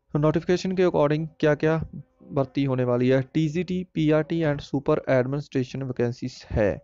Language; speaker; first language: Hindi; non-native, local second language; Punjabi